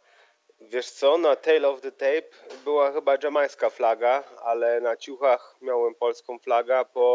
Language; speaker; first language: Polish; early bilingual, heritage; Polish